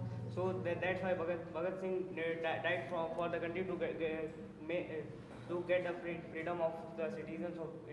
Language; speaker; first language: English; non-native, learner; Hindi